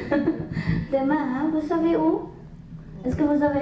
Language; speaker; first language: French; non-native, learner; Vietnamese